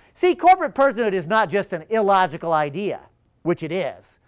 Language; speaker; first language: English; native; English